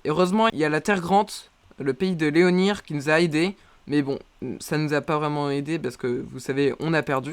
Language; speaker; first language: French; native; French